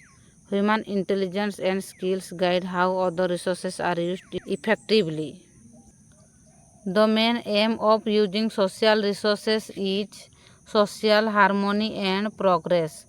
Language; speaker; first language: English; non-native, local second language; Odia